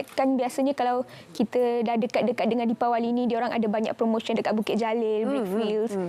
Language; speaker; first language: Malay; non-native, local second language; English